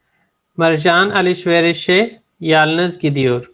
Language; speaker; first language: Turkish; non-native, fluent; Urdu